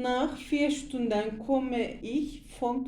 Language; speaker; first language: German; non-native, learner; Turkish